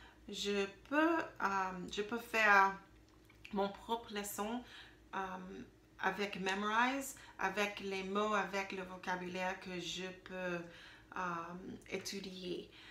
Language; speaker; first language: French; non-native, learner; English